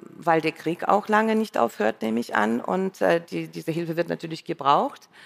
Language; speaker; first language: German; non-native, fluent; Russian